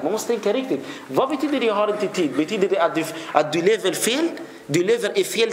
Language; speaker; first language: Swedish; non-native, fluent; Arabic